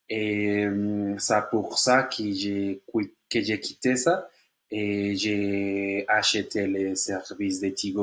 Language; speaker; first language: French; non-native, learner; Spanish